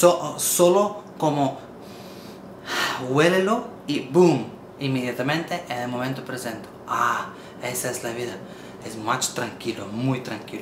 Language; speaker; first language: Spanish; non-native, learner; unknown